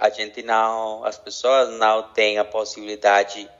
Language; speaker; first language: Portuguese; non-native, learner; Spanish